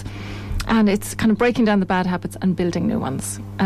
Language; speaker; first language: English; native; English